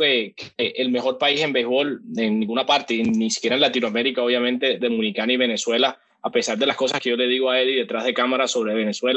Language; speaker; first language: Spanish; native; Spanish